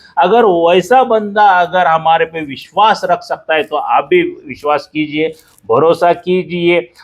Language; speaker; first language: Hindi; non-native, local second language; Marathi